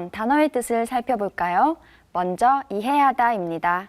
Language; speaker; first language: Korean; native; Korean